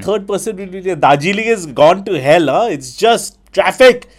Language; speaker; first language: English; non-native, local second language; Bangla